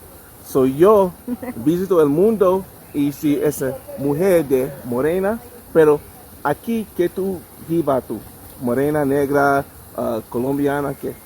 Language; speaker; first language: Spanish; non-native, learner; English